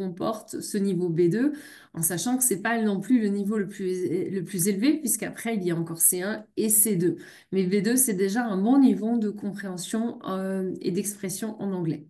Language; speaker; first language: French; native; French